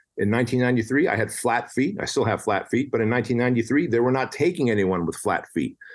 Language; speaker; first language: English; early bilingual, other home language; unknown